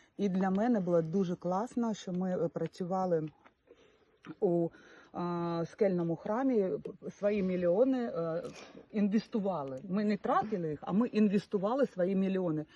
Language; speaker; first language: Ukrainian; native; Ukrainian